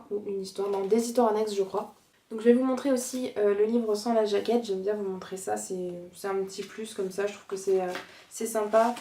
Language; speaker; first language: French; native; French